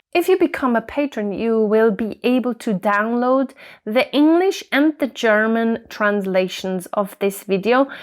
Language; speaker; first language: English; non-native, fluent; German